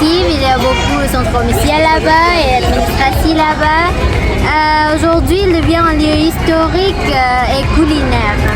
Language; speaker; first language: French; non-native, learner; Indonesian